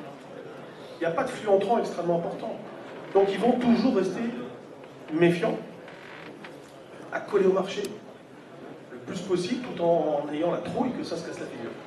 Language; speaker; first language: French; native; French